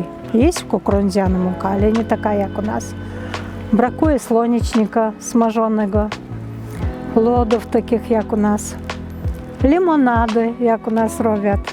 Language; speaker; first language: Polish; non-native, fluent; Chechen